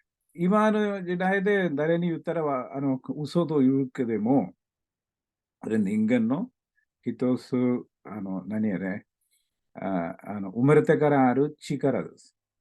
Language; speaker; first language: Japanese; non-native, learner; Malayalam